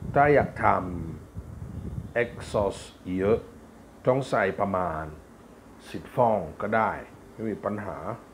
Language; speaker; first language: Thai; non-native, fluent; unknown